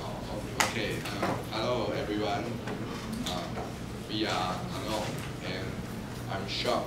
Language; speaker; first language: English; non-native, learner; Chinese